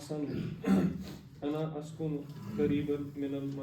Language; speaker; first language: Arabic; non-native, learner; Urdu